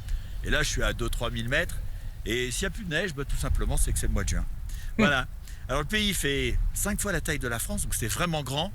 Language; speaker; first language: French; native; French